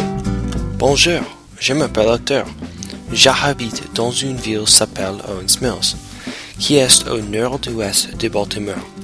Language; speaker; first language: French; non-native, learner; English